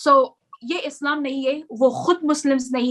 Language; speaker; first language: Hindi; non-native, learner; Persian